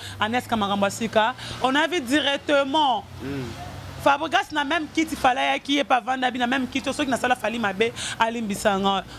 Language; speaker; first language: French; non-native, local second language; Lingala